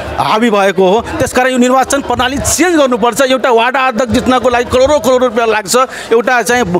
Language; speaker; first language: Nepali; non-native, local second language; Maithili